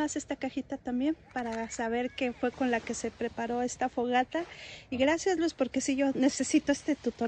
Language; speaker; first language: Spanish; native; Spanish